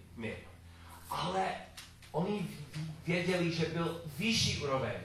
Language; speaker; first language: Czech; non-native, learner; English